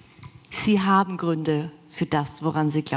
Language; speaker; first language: German; native; German